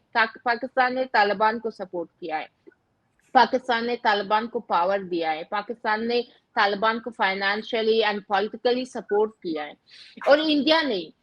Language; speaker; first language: Hindi; non-native, fluent; Persian